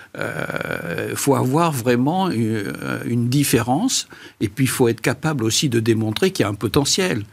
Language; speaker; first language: French; native; French